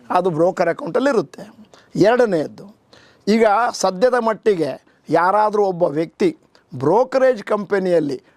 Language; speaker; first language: Kannada; native; Kannada